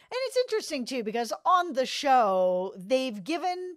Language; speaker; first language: English; native; English